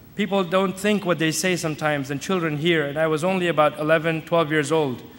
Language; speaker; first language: English; native; English